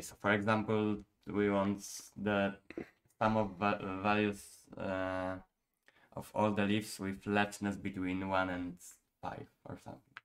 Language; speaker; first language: English; non-native, fluent; Polish